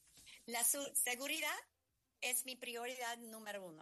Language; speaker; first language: Spanish; non-native, fluent; English